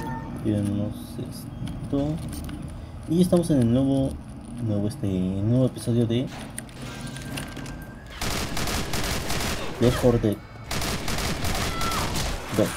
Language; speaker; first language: Spanish; native; Spanish